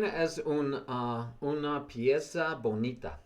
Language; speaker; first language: Spanish; non-native, learner; English